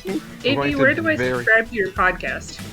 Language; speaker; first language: English; native; English